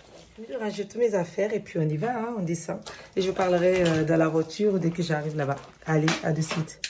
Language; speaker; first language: French; native; French